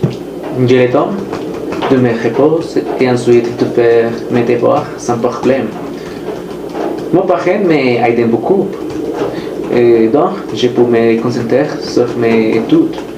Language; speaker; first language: French; non-native, learner; Spanish